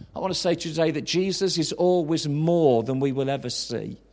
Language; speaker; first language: English; native; English